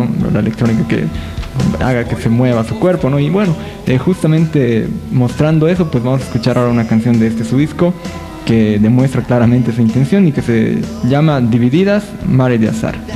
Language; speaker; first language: Spanish; native; Spanish